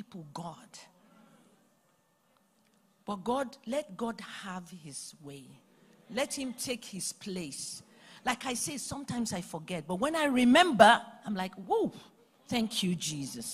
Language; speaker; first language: English; non-native, local second language; Yoruba